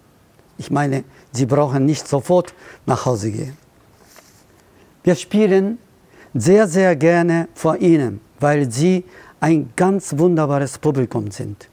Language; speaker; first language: German; non-native, fluent; Japanese